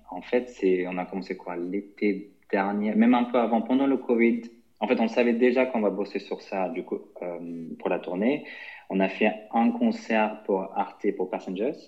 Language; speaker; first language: French; non-native, fluent; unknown